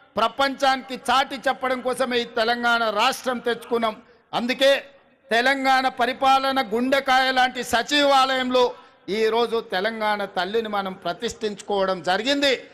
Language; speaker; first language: Telugu; native; Telugu